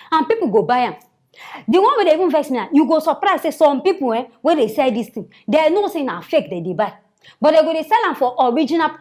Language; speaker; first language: Nigerian Pidgin; native; Nigerian Pidgin